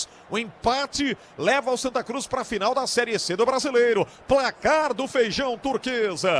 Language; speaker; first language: Portuguese; native; Portuguese